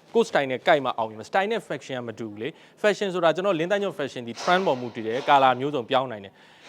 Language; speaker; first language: Burmese; native; Burmese